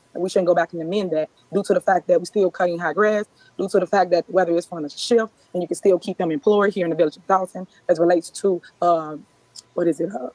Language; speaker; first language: English; native; English